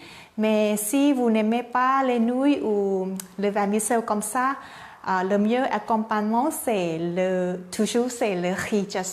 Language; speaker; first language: French; non-native, learner; Thai